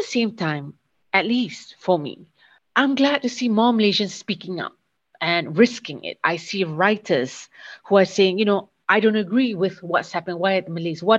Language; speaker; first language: English; non-native, local second language; Malay